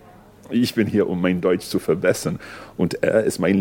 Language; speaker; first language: German; non-native, fluent; English